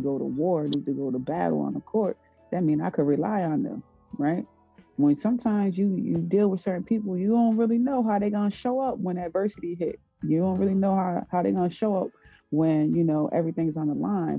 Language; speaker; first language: English; native; English